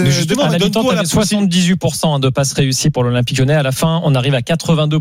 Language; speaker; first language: French; native; French